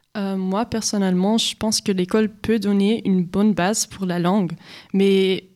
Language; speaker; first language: French; non-native, local second language; Dutch